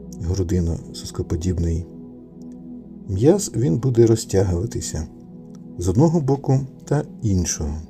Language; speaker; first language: Ukrainian; native; Ukrainian